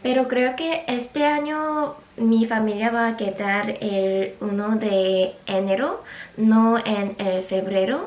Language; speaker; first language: Spanish; non-native, local second language; Korean